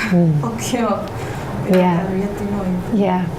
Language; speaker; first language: Swedish; non-native, learner; Arabic